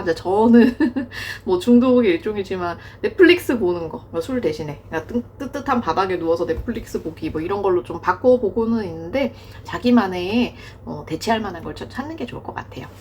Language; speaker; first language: Korean; native; Korean